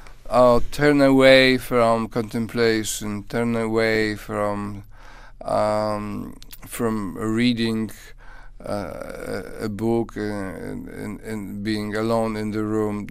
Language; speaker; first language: English; non-native, fluent; Polish